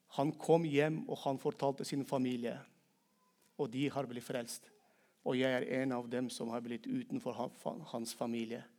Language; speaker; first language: Norwegian; non-native, fluent; Turkmen